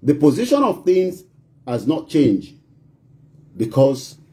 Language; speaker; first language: English; non-native, local second language; Yoruba